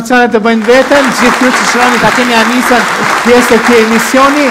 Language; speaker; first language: Albanian; native; Albanian